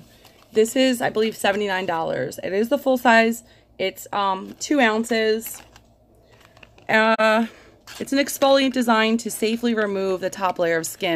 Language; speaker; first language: English; native; English